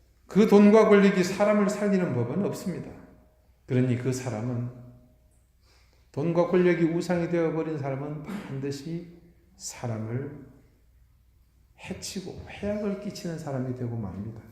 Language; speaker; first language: Korean; native; Korean